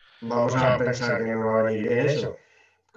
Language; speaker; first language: Spanish; native; Spanish